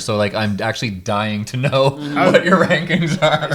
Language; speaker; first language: English; native; English